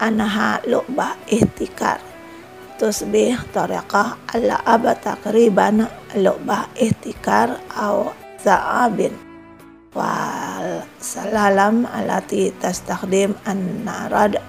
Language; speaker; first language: Arabic; non-native, fluent; Indonesian